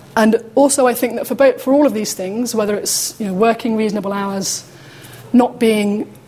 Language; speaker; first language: English; native; English